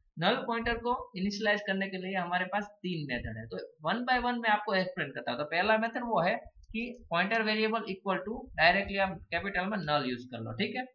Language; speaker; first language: Hindi; non-native, local second language; Gujarati